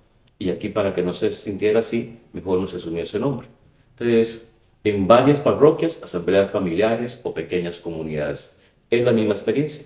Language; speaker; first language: Spanish; native; Spanish